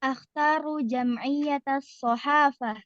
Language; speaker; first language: Arabic; non-native, learner; Indonesian